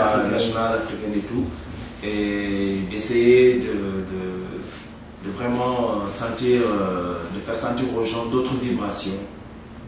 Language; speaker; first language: French; non-native, local second language; Wolof